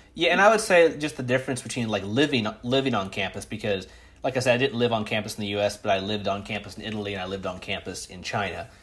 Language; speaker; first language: English; native; English